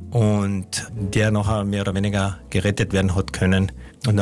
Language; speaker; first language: German; native; German